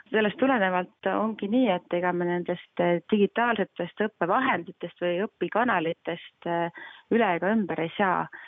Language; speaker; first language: Estonian; native; Estonian